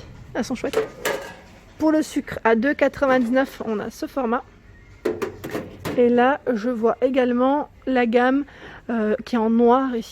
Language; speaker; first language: French; native; French